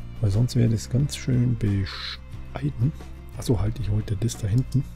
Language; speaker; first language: German; native; German